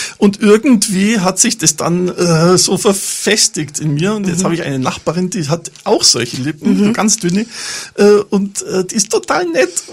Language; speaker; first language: German; native; German